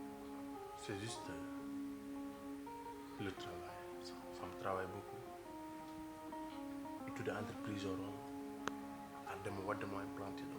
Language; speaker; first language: French; non-native, local second language; Fula